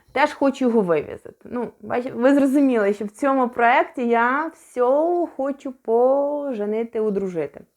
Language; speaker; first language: Ukrainian; non-native, local second language; Russian